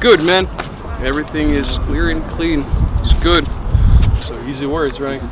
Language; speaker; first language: English; non-native, fluent; Ukrainian